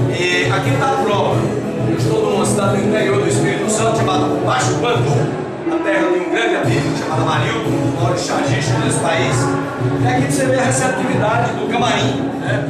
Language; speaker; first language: Portuguese; native; Portuguese